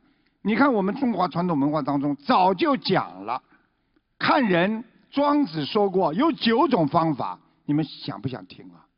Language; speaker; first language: Chinese; native; Chinese